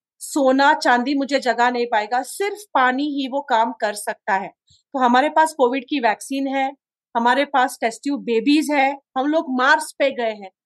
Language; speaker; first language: Hindi; non-native, local second language; Konkani